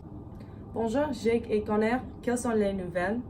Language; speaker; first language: French; non-native, learner; English